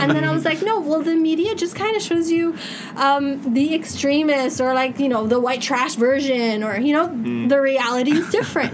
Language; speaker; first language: English; native; English